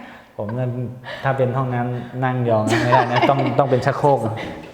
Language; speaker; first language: Thai; native; Thai